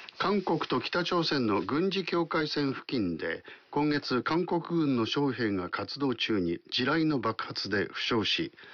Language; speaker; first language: Japanese; native; Japanese